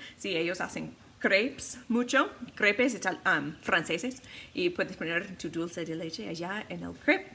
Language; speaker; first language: Spanish; non-native, fluent; English